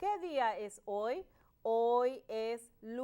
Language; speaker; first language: Spanish; non-native, learner; English